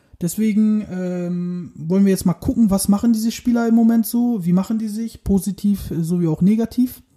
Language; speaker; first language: German; early bilingual, other home language; Turkish